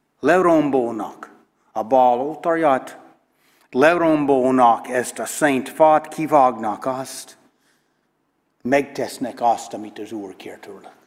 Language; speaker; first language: Hungarian; non-native, learner; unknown